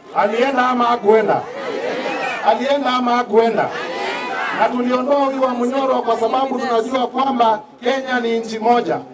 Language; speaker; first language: Swahili; non-native, local second language; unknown